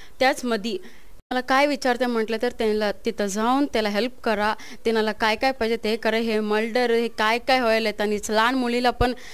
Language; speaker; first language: Marathi; non-native, local second language; Kannada